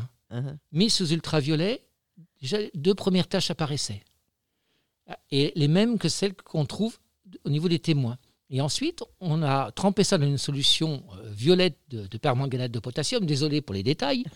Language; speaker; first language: French; native; French